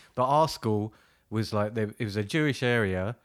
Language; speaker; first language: English; native; English